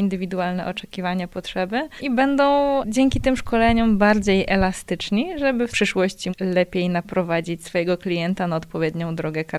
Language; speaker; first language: Polish; native; Polish